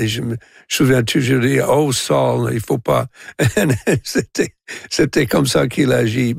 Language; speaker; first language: French; non-native, local second language; English